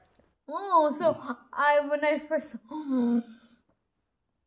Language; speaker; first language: English; non-native, local second language; Cebuano